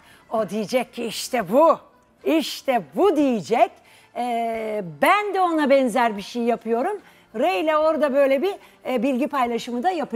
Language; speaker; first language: Turkish; native; Turkish